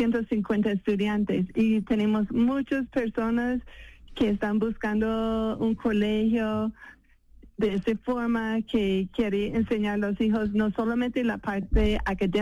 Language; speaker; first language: Spanish; non-native, fluent; English